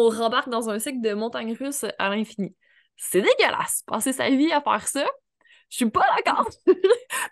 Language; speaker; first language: French; native; French